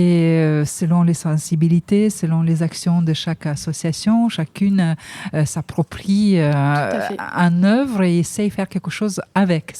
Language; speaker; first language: French; native; French